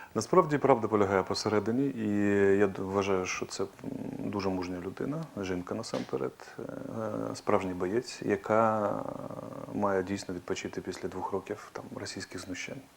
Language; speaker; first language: Ukrainian; non-native, local second language; Russian